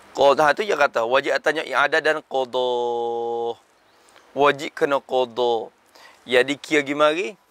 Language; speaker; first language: Malay; native; Malay